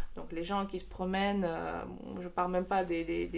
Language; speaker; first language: French; non-native, fluent; Russian